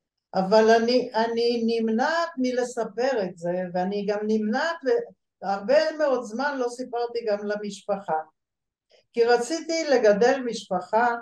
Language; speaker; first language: Hebrew; early bilingual, other home language; Bulgarian